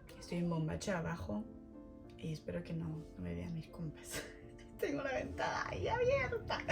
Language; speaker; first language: Spanish; non-native, fluent; French